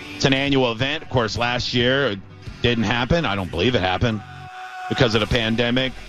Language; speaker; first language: English; native; English